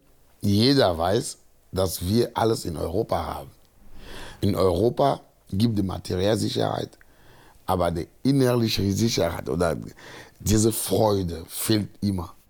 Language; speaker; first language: German; non-native, fluent; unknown